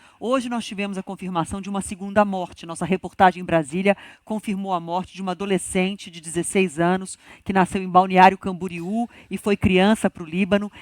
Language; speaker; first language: Portuguese; native; Portuguese